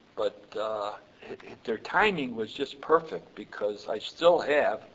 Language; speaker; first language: English; early bilingual, other home language; Yiddish